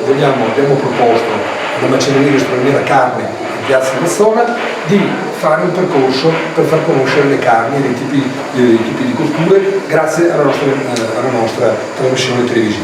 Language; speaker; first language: Italian; native; Italian